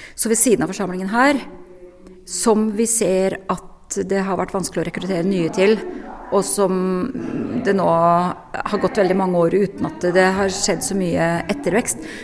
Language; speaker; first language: Norwegian; native; Norwegian